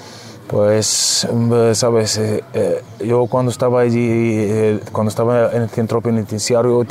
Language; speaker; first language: Spanish; non-native, fluent; Arabic